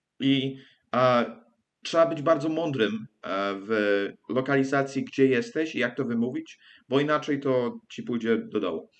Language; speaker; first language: Polish; early bilingual, heritage; English